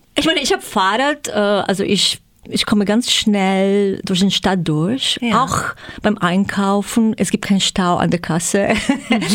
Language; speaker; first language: German; non-native, fluent; Croatian